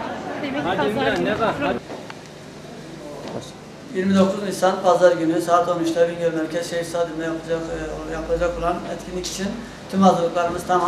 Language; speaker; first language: Turkish; native; Turkish